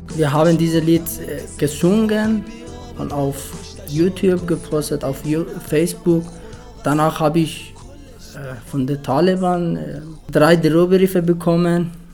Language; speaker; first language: German; non-native, fluent; Persian